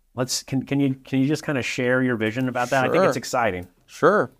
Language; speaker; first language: English; native; English